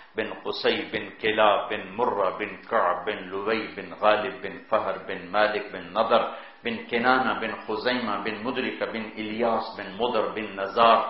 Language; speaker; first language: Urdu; non-native, local second language; Punjabi